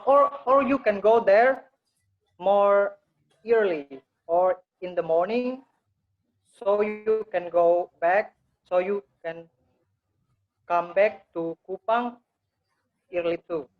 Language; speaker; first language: English; non-native, learner; Indonesian